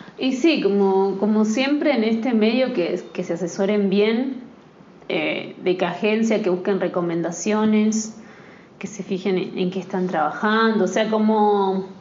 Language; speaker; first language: Spanish; native; Spanish